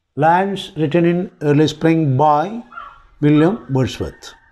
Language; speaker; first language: English; non-native, local second language; Malayalam